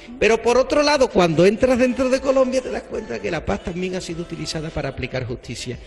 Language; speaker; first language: Spanish; native; Spanish